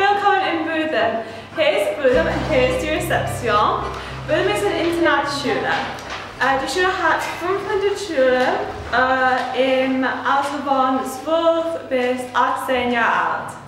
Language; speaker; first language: German; non-native, learner; English